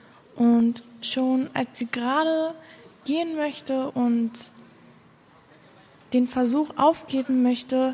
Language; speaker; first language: German; native; German